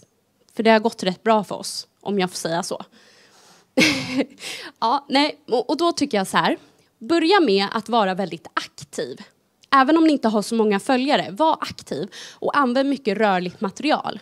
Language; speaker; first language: Swedish; native; Swedish